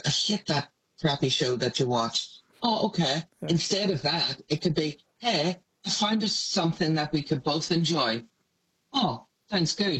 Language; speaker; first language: English; native; English